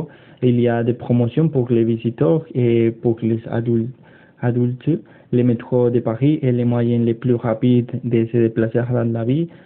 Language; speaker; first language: French; non-native, learner; Spanish